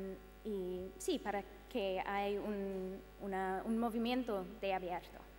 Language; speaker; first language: Spanish; non-native, fluent; English